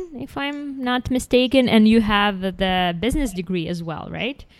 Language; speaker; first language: English; non-native, fluent; Ukrainian